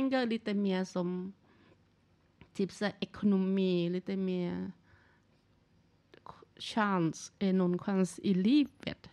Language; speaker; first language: Swedish; non-native, learner; Thai